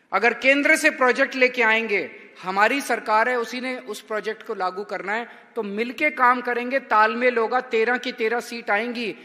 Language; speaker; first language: Hindi; native; Hindi